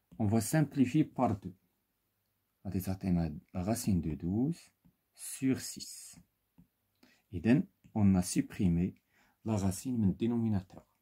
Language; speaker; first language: French; non-native, local second language; Arabic